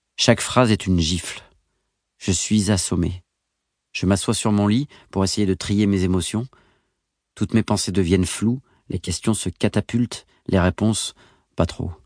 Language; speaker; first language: French; native; French